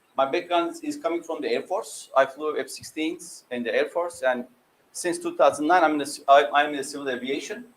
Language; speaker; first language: English; non-native, fluent; Turkish